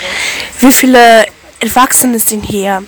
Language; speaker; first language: German; non-native, local second language; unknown